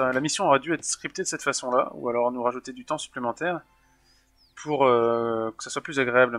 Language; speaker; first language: French; native; French